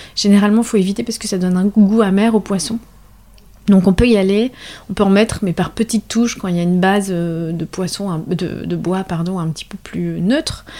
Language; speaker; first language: French; native; French